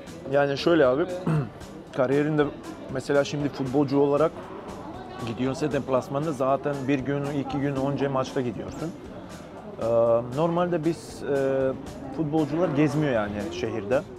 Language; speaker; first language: Turkish; non-native, learner; Macedonian